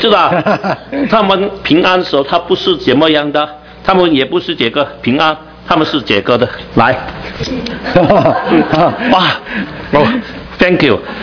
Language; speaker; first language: Chinese; non-native, learner; Cantonese